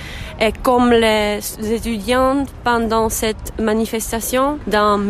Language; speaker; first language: French; non-native, fluent; Czech